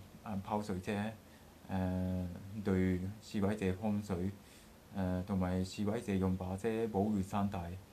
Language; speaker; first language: Cantonese; non-native, learner; Japanese